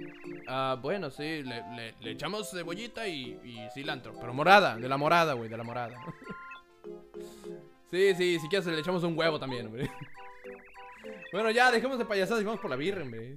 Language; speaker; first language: Spanish; native; Spanish